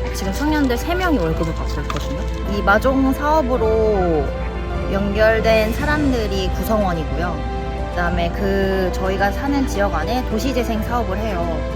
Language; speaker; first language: Korean; native; Korean